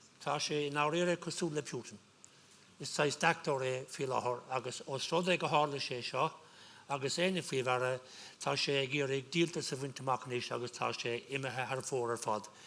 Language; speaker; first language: Irish; non-native, local second language; English